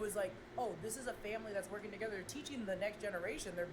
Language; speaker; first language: English; native; English